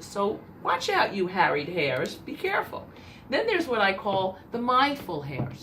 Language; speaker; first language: English; native; English